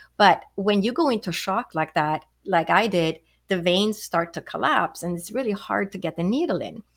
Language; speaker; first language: English; non-native, fluent; Swedish